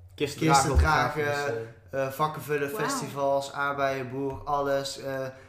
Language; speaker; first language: Dutch; native; Dutch